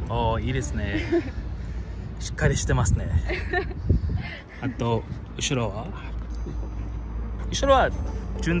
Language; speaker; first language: Japanese; non-native, fluent; English